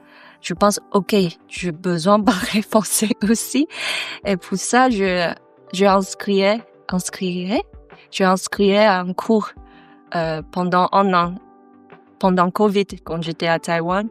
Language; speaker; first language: French; non-native, learner; Chinese